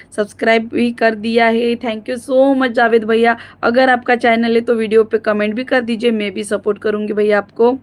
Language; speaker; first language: Hindi; non-native, local second language; Marathi